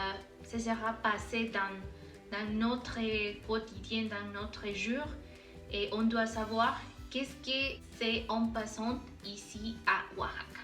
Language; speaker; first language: French; non-native, learner; Spanish